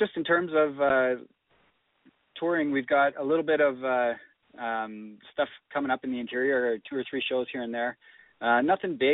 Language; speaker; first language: English; native; English